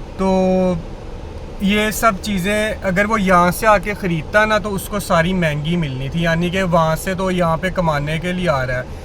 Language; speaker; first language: Urdu; non-native, local second language; Punjabi